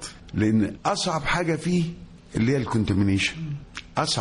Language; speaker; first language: Arabic; native; Arabic